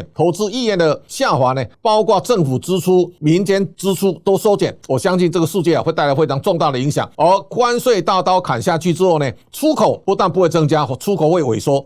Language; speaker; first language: Chinese; native; Chinese